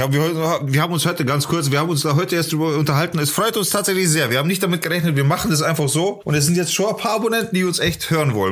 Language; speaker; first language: German; native; German